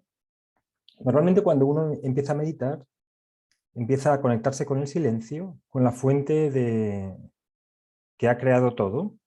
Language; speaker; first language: Spanish; native; Spanish